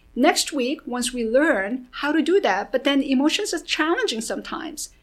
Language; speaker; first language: English; early bilingual, other home language; Korean